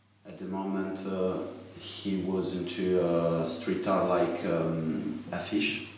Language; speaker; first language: English; non-native, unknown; Italian